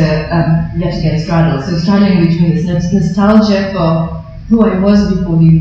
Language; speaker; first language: English; native; English